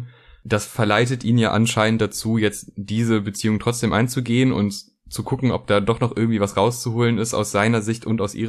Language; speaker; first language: German; native; German